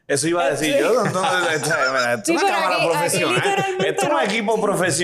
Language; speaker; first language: Spanish; native; Spanish